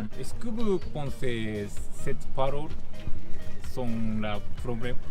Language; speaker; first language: French; non-native, learner; Japanese